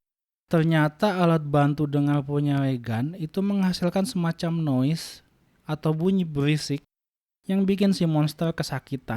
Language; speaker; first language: Indonesian; native; Indonesian